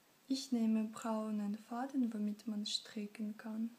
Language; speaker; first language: German; non-native, fluent; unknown